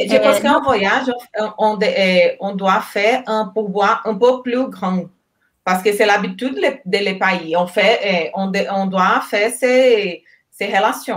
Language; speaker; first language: French; non-native, learner; Portuguese